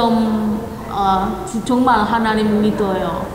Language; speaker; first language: Korean; non-native, learner; Indonesian